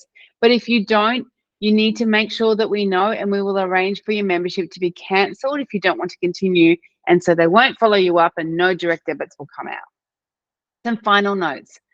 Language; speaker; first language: English; native; English